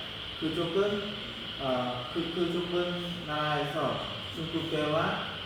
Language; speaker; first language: Korean; non-native, learner; Khmer